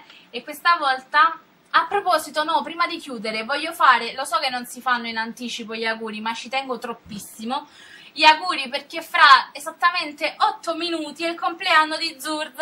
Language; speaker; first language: Italian; native; Italian